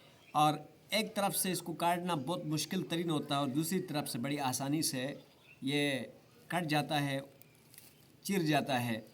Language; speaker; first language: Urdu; non-native, local second language; Shina